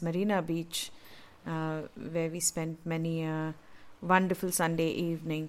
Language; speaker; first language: English; non-native, local second language; Tamil